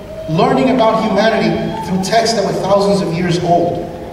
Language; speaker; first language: English; early bilingual, other home language; Spanish